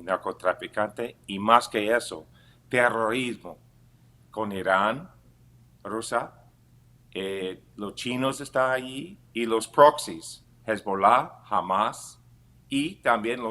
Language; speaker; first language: Spanish; non-native, fluent; English